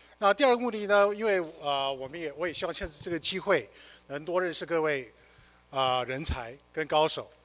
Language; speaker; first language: Chinese; native; Chinese